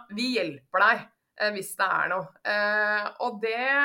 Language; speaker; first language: Norwegian; native; Norwegian